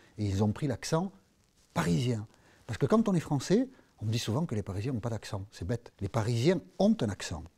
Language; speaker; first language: French; native; French